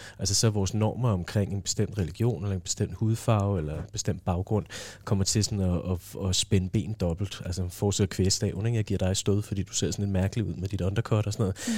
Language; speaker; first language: Danish; native; Danish